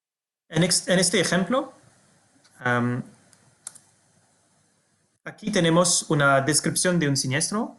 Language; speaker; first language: Spanish; non-native, fluent; French